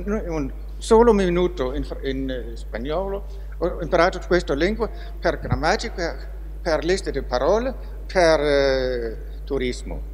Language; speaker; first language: Italian; non-native, fluent; Danish